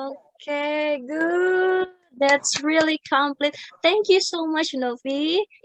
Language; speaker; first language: English; non-native, fluent; Indonesian